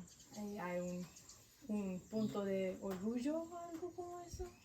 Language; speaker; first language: Spanish; non-native, fluent; English